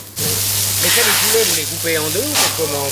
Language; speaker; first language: French; native; French